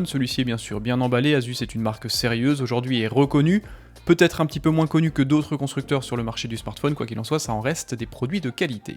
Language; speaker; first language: French; native; French